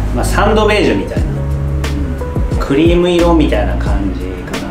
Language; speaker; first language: Japanese; native; Japanese